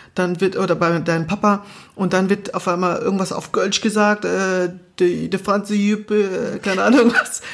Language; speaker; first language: German; early bilingual, other home language; Portuguese